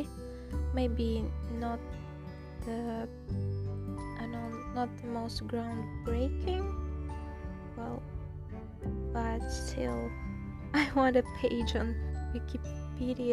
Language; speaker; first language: English; non-native, fluent; Russian